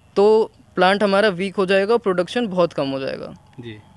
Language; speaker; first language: Hindi; native; Hindi